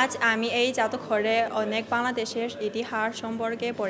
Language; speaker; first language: Bangla; non-native, learner; Chinese